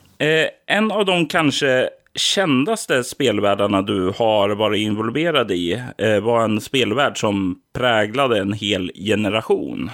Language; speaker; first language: Swedish; native; Swedish